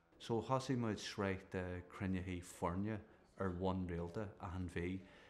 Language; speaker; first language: Irish; non-native, local second language; English